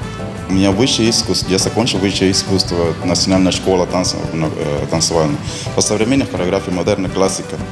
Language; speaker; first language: Russian; non-native, fluent; Spanish